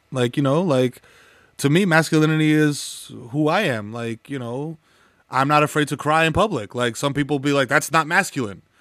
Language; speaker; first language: English; early bilingual, other home language; Spanish